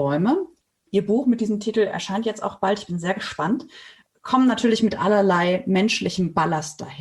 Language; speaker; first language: German; native; German